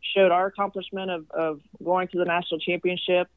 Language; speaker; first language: English; non-native, fluent; Swedish